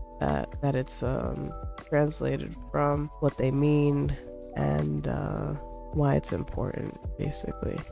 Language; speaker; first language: English; native; English